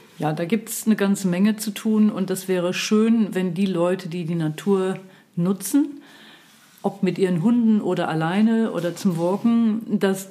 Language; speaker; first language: German; native; German